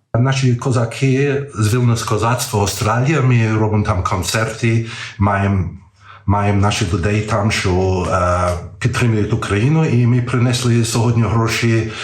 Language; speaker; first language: Ukrainian; early bilingual, heritage; Ukrainian